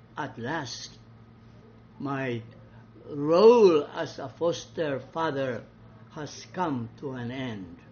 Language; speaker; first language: English; non-native, local second language; Cebuano